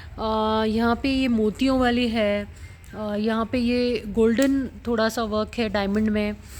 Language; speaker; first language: Hindi; non-native, local second language; Marathi